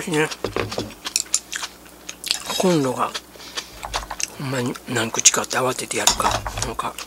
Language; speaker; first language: Japanese; native; Japanese